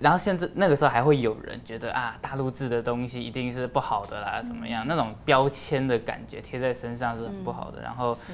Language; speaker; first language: Chinese; native; Chinese